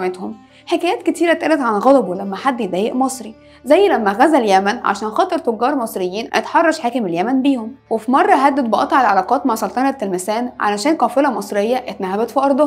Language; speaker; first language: Arabic; native; Arabic